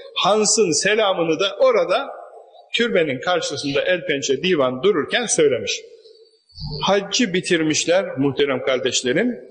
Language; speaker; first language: Turkish; native; Turkish